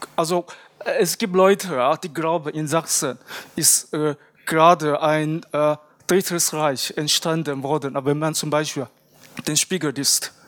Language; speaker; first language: German; non-native, fluent; Chinese